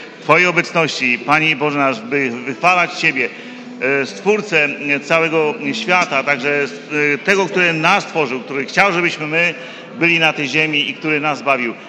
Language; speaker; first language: Polish; native; Polish